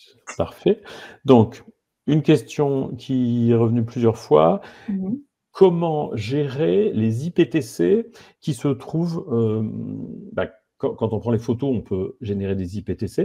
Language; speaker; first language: French; native; French